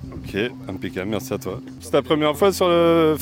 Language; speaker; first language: French; native; French